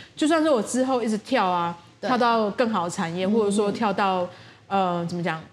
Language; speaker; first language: Chinese; native; Chinese